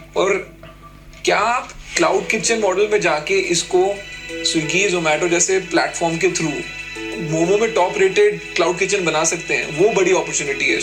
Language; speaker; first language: Hindi; native; Hindi